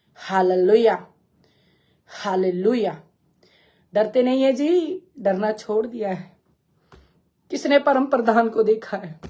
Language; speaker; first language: Hindi; non-native, local second language; Punjabi